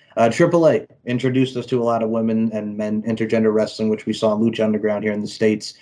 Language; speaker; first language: English; native; English